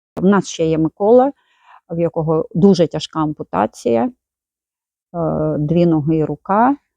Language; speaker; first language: Ukrainian; non-native, local second language; Russian